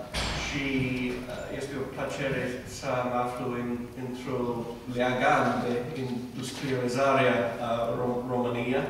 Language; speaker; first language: Romanian; non-native, fluent; English